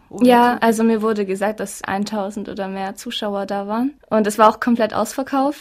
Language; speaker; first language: German; native; German